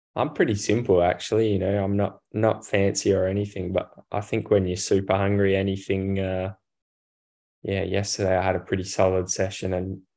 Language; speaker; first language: English; native; English